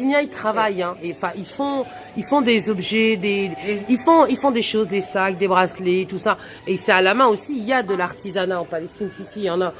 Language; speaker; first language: French; native; French